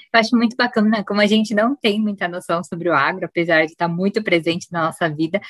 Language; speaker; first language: Portuguese; native; Portuguese